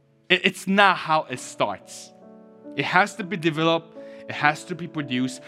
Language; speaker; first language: English; early bilingual, other home language; Chinese